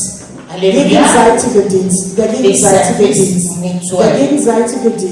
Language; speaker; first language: German; non-native, fluent; French